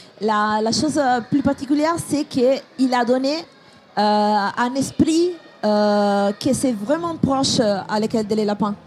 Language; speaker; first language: French; non-native, fluent; Italian